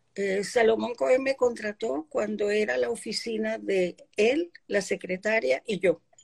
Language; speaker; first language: Spanish; early bilingual, other home language; Polish